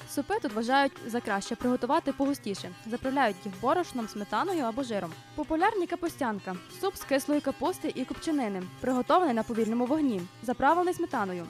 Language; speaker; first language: Ukrainian; native; Ukrainian